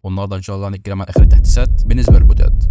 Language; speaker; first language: Arabic; native; Arabic